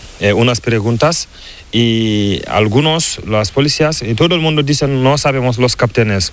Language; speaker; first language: Spanish; non-native, learner; Fula